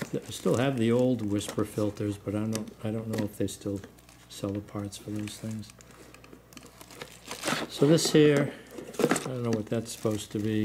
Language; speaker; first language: English; native; English